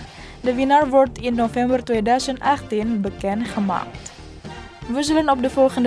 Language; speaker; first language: Dutch; non-native, learner; Indonesian